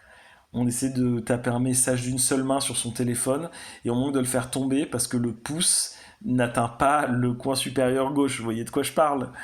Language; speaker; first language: French; native; French